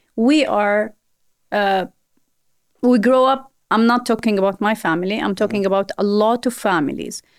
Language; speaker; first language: English; non-native, fluent; Arabic